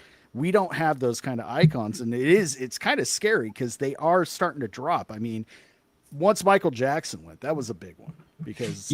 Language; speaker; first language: English; native; English